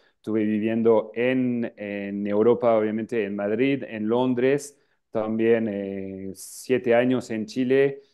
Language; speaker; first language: Spanish; non-native, fluent; French